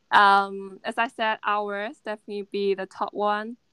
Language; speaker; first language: English; non-native, fluent; Chinese